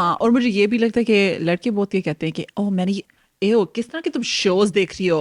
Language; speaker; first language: Urdu; early bilingual, heritage; Urdu